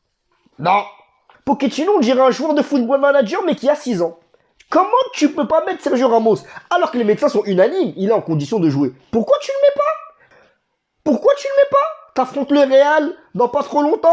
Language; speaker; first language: French; native; French